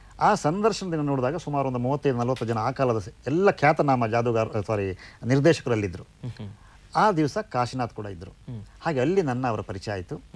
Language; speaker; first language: Kannada; native; Kannada